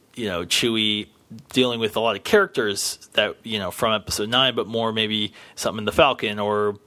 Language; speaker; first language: English; native; English